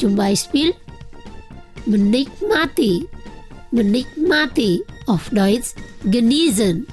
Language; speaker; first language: German; non-native, fluent; Indonesian